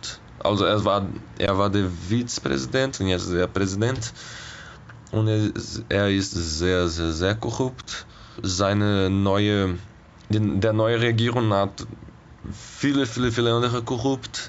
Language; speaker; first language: German; non-native, fluent; Portuguese